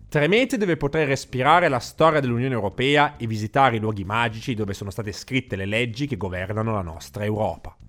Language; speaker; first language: Italian; native; Italian